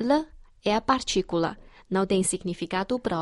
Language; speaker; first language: Portuguese; non-native, fluent; Chinese